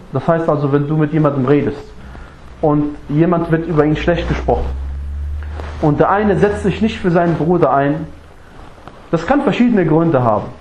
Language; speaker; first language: German; non-native, fluent; Arabic